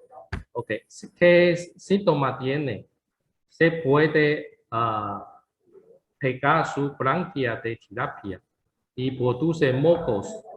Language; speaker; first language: Spanish; non-native, learner; Chinese